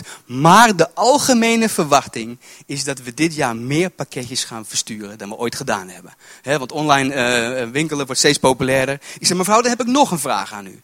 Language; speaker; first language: Dutch; native; Dutch